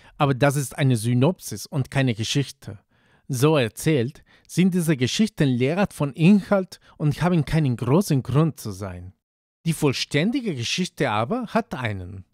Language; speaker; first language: German; non-native, fluent; Spanish